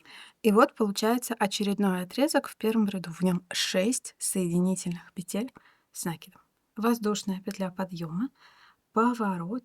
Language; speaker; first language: Russian; native; Russian